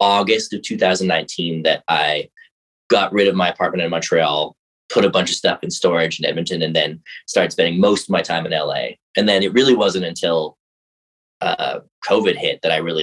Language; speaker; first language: English; native; English